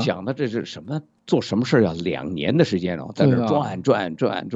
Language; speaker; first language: Chinese; native; Chinese